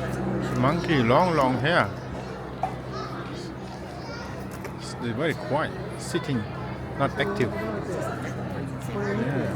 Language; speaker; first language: English; non-native, learner; Vietnamese